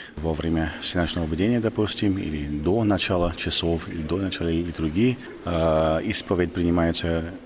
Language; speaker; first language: Russian; non-native, fluent; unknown